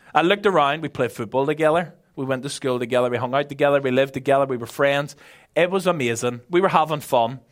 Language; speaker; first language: English; native; English